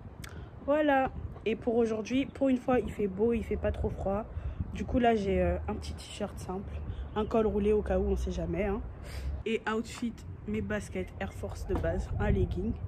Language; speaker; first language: French; native; French